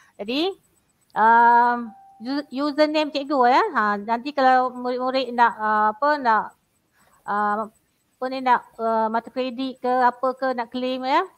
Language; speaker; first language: Malay; native; Malay